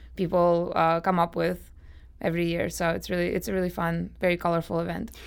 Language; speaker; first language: English; non-native, fluent; Russian